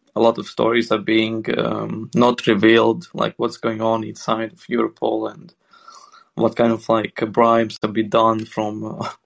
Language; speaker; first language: English; non-native, fluent; Swedish